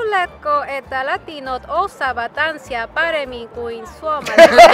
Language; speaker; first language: Finnish; non-native, fluent; Spanish